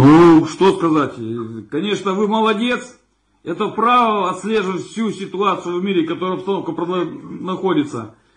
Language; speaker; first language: Russian; native; Russian